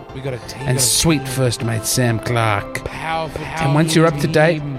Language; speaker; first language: English; native; English